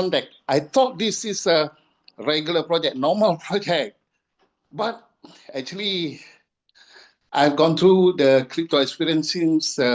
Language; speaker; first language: English; non-native, fluent; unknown